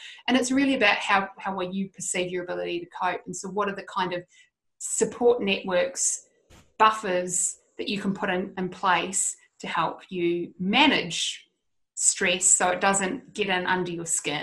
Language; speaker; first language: English; native; English